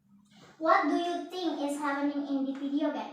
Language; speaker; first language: English; non-native, learner; Indonesian